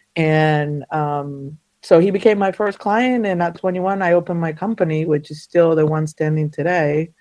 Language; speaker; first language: English; early bilingual, other home language; Spanish